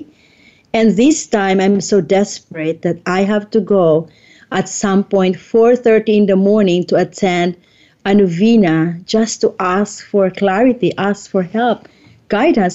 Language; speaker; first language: English; non-native, local second language; Filipino